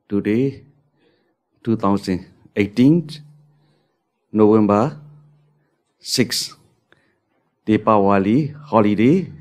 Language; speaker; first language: English; non-native, learner; Burmese